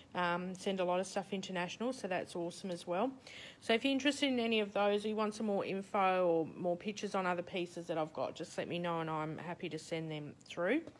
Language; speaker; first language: English; native; English